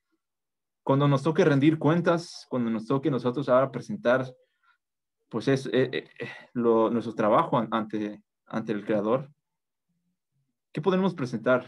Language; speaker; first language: Spanish; native; Spanish